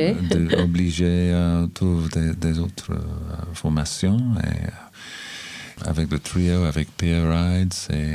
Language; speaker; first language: French; non-native, learner; English